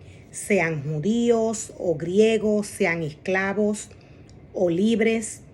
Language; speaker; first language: Spanish; native; Spanish